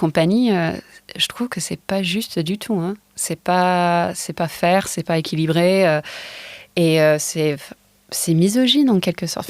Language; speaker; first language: French; non-native, fluent; English